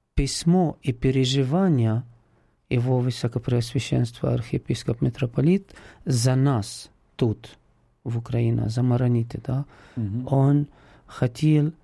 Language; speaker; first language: Russian; non-native, fluent; Arabic